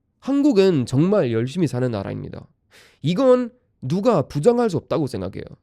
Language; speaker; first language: Korean; non-native, fluent; Swedish